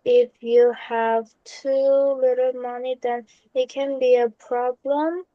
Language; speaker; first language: English; non-native, learner; Korean